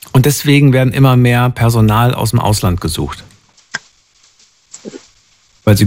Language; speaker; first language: German; native; German